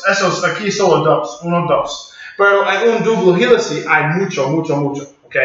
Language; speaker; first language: Spanish; non-native, learner; English